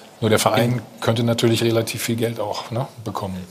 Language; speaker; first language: German; native; German